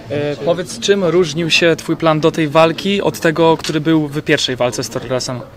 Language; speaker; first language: Polish; native; Polish